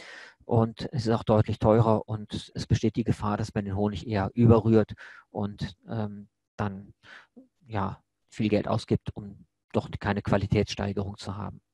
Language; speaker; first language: German; native; German